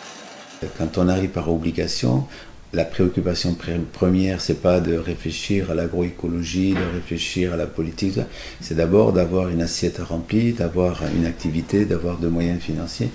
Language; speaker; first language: French; native; French